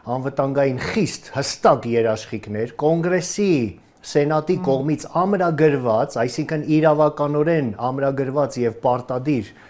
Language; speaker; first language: Armenian; native; Armenian